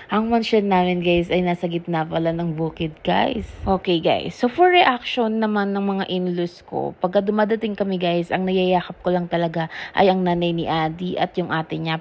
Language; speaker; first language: Filipino; native; Filipino